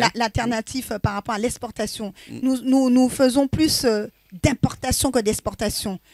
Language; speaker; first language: French; native; French